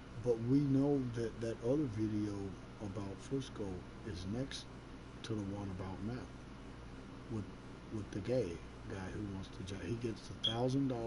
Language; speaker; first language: English; native; English